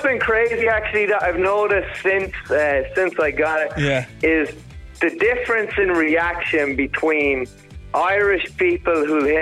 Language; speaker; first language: English; native; English